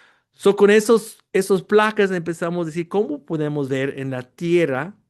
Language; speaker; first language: Spanish; early bilingual, heritage; Spanish